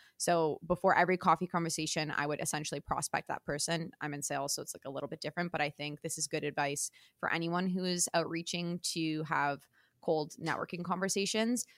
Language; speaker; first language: English; native; English